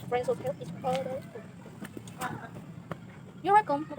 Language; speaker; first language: English; non-native, learner; Indonesian